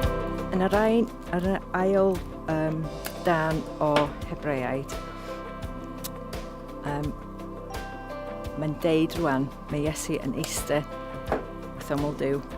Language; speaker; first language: Welsh; non-native, local second language; English